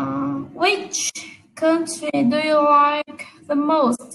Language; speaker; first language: English; non-native, learner; Vietnamese